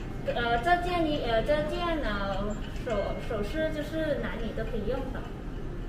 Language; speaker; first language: Chinese; non-native, learner; Thai